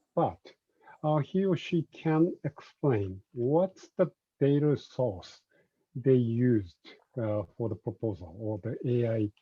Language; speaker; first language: English; non-native, fluent; Japanese